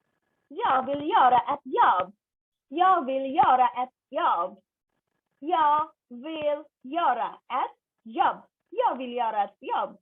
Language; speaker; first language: Swedish; non-native, learner; Bangla